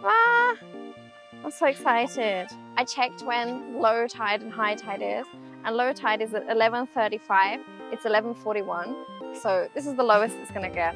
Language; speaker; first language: English; early bilingual, other home language; Japanese